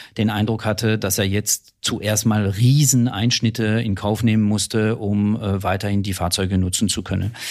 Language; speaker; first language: German; non-native, fluent; French